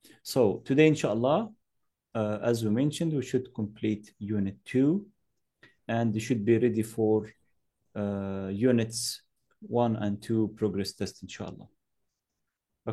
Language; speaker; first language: English; non-native, fluent; Arabic